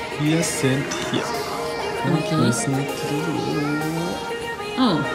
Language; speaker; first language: German; non-native, learner; Hungarian